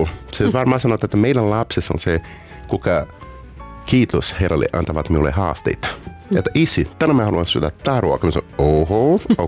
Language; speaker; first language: Finnish; non-native, learner; Portuguese